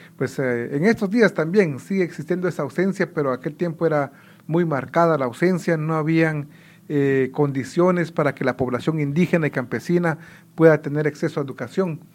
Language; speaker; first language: Spanish; non-native, local second language; Kaqchikel